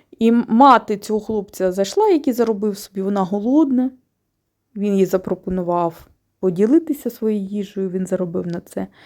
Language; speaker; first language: Ukrainian; non-native, local second language; Russian